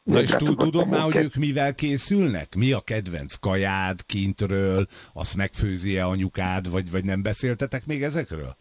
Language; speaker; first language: Hungarian; native; Hungarian